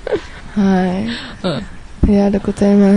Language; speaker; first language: Japanese; non-native, learner; Chinese